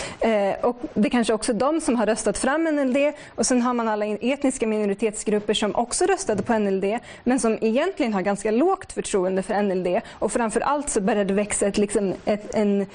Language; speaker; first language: Swedish; native; Swedish